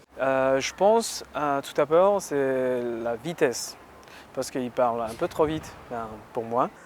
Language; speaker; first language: French; non-native, fluent; Chinese